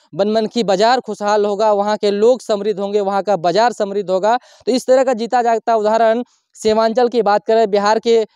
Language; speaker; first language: Hindi; native; Hindi